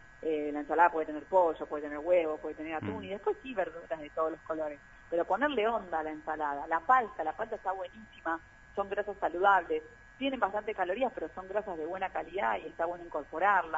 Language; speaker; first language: Spanish; native; Spanish